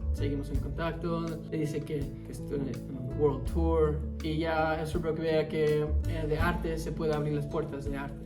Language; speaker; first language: Spanish; early bilingual, heritage; Spanish